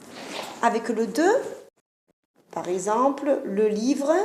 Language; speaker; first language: French; non-native, fluent; Italian